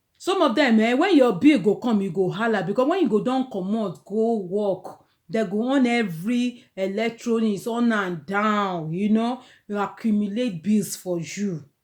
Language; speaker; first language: Nigerian Pidgin; non-native, local second language; Yoruba